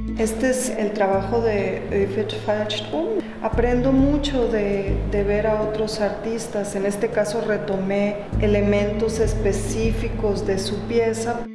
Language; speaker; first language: Spanish; early bilingual, other home language; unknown